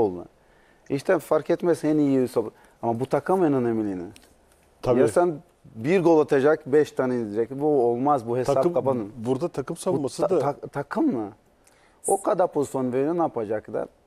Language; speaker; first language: Turkish; non-native, learner; Portuguese